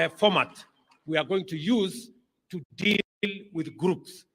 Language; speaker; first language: English; non-native, local second language; Kalenjin